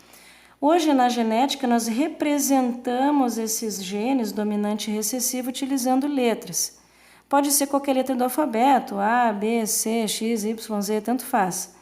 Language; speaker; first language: Portuguese; native; Portuguese